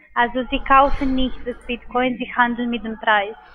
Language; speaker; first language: German; non-native, learner; Spanish